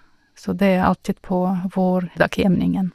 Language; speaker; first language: Swedish; non-native, learner; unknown